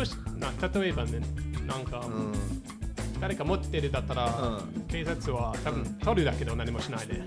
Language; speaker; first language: Japanese; non-native, fluent; English